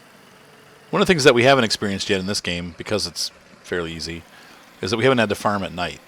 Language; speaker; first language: English; native; English